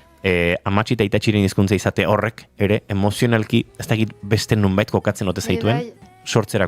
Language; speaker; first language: Basque; native; Basque